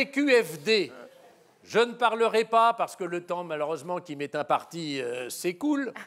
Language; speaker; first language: French; native; French